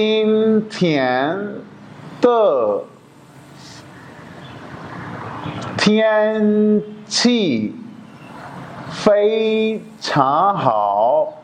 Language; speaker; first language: Chinese; non-native, learner; Urdu